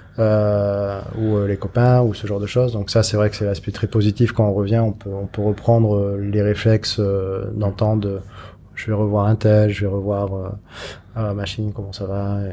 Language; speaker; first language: French; native; French